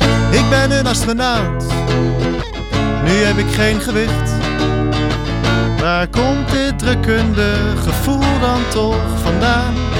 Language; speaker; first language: Dutch; native; Dutch